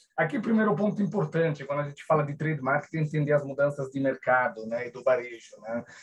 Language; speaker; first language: Portuguese; non-native, fluent; Italian